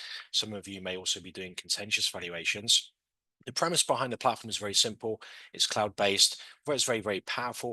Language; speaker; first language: English; native; English